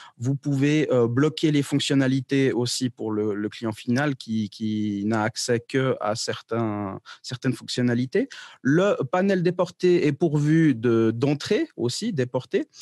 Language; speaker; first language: French; native; French